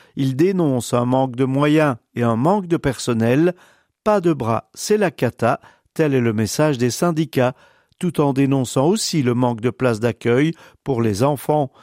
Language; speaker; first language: French; native; French